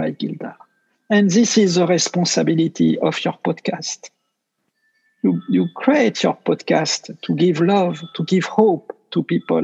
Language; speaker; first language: English; non-native, fluent; French